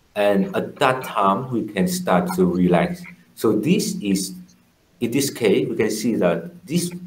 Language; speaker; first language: English; non-native, fluent; Vietnamese